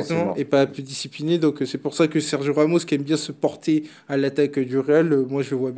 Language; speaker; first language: French; native; French